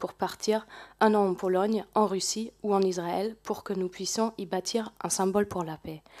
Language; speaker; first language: French; non-native, fluent; German